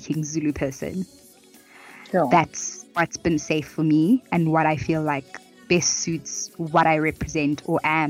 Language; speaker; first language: English; non-native, local second language; Tswana